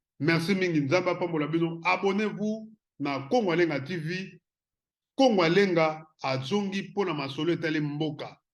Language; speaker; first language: Lingala; non-native, local second language; Kongo